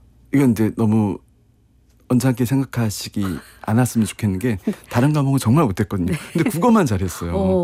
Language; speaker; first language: Korean; native; Korean